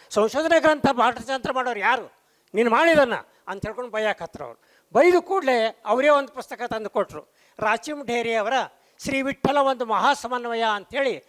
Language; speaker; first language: Kannada; non-native, local second language; Konkani